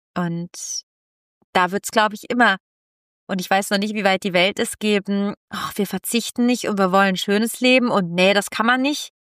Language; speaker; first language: German; non-native, fluent; Italian